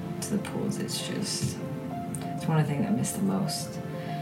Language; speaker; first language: English; early bilingual, other home language; Icelandic